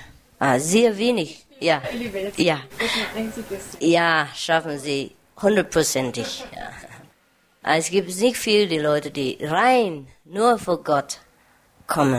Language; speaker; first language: German; non-native, fluent; Vietnamese